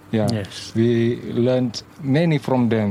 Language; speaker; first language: English; non-native, learner; Malay